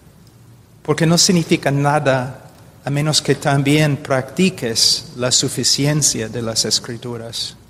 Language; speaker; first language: Spanish; non-native, fluent; English